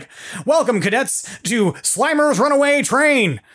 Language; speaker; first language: English; native; English